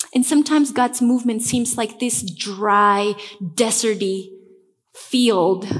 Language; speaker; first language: English; non-native, fluent; Spanish